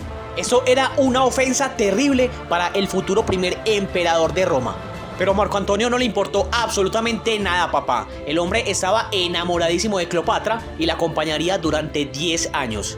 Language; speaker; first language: Spanish; native; Spanish